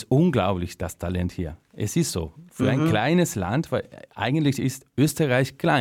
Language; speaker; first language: German; non-native, fluent; Spanish